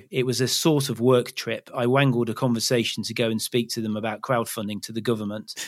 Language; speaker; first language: English; native; English